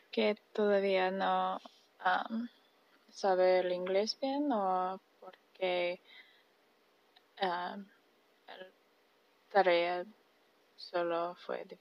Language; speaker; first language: Spanish; early bilingual, heritage; Spanish